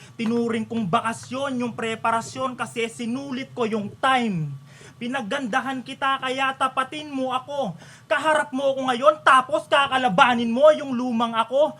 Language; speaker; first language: Filipino; non-native, local second language; Pampanga